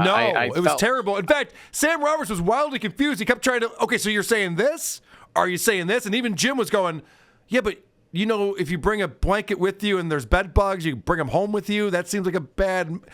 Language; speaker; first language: English; native; English